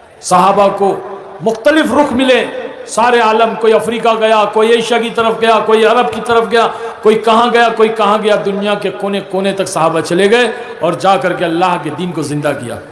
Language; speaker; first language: Urdu; native; Urdu